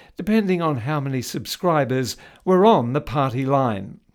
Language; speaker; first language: English; native; English